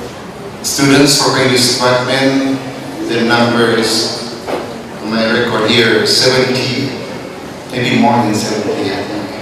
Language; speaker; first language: English; non-native, fluent; Indonesian